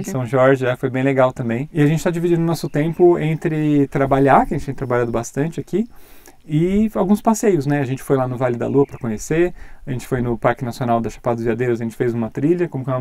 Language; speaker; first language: Portuguese; native; Portuguese